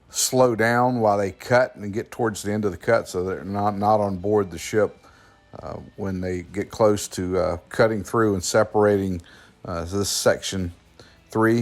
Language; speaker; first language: English; native; English